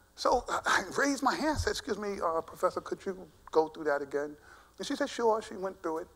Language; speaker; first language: English; native; English